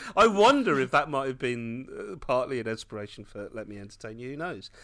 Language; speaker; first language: English; early bilingual, other home language; Hindi